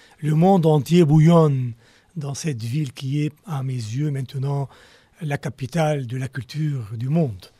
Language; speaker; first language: French; non-native, local second language; Arabic